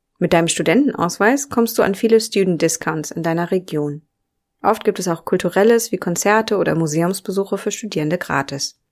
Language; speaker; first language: German; native; German